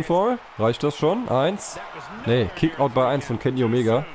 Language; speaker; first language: German; native; German